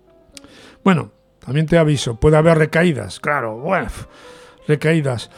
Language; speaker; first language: Spanish; native; Spanish